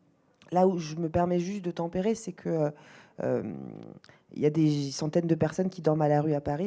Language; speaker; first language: French; native; French